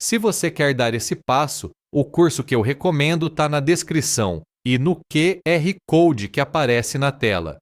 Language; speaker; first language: Portuguese; native; Portuguese